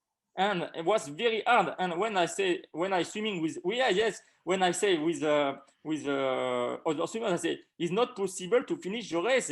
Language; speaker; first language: English; non-native, learner; French